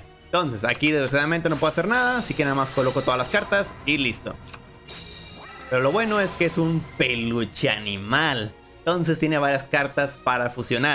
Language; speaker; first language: Spanish; native; Spanish